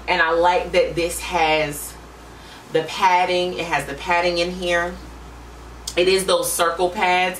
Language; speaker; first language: English; native; English